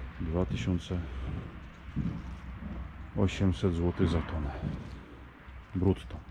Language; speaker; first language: Polish; native; Polish